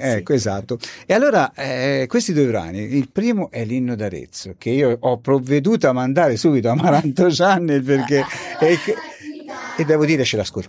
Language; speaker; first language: Italian; native; Italian